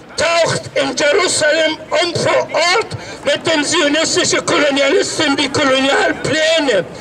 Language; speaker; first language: German; non-native, fluent; Arabic